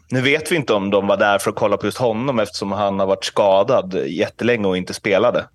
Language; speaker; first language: Swedish; native; Swedish